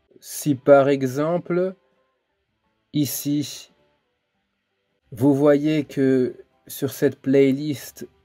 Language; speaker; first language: French; native; French